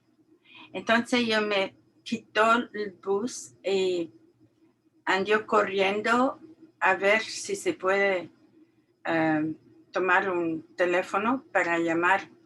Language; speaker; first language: Spanish; non-native, learner; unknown